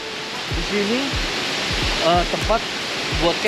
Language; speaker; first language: Indonesian; native; Indonesian